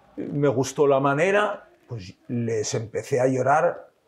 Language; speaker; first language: Spanish; early bilingual, heritage; French